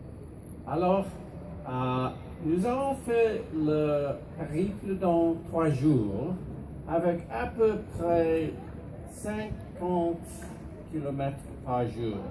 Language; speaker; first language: French; non-native, fluent; English